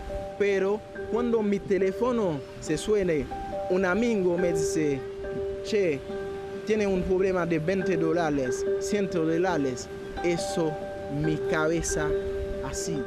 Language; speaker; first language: Spanish; non-native, learner; Haitian Creole